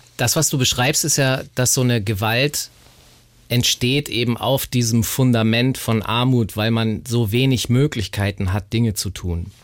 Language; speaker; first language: German; native; German